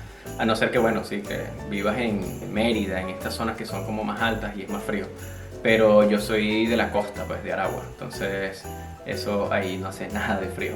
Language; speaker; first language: Spanish; native; Spanish